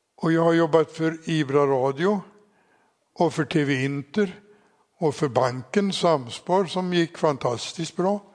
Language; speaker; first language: Swedish; native; Swedish